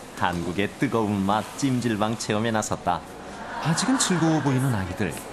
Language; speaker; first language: Korean; native; Korean